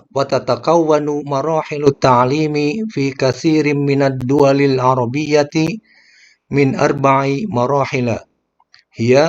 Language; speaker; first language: Arabic; non-native, fluent; Indonesian